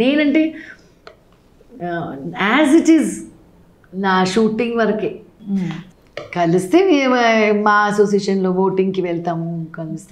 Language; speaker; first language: Telugu; non-native, local second language; Malayalam